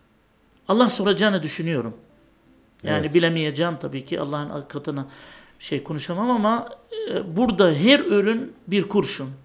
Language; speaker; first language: Turkish; non-native, fluent; Arabic